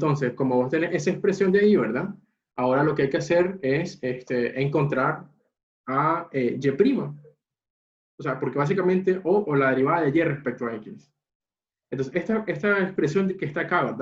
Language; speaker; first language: Spanish; native; Spanish